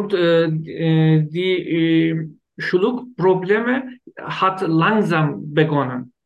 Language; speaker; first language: German; non-native, learner; Turkish